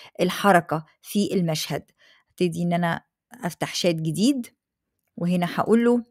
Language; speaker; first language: Arabic; native; Arabic